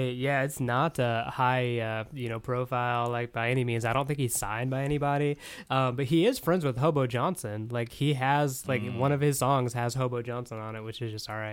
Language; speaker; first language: English; native; English